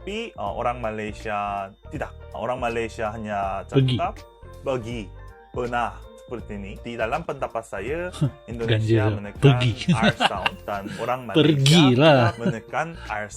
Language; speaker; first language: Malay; non-native, learner; English